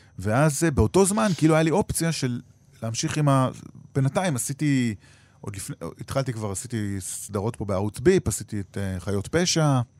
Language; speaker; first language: Hebrew; native; Hebrew